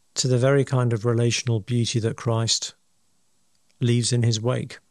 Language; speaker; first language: English; native; English